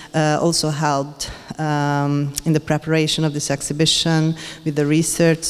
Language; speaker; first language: English; non-native, fluent; Hungarian